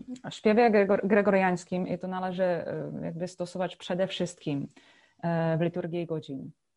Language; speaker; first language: Polish; non-native, fluent; Czech